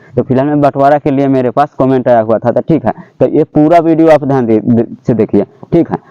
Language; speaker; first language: Hindi; native; Hindi